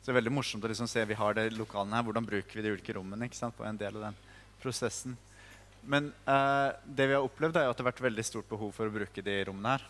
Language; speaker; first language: Norwegian; native; Norwegian